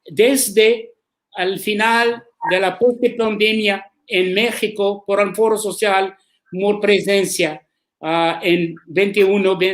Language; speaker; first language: Spanish; non-native, learner; Arabic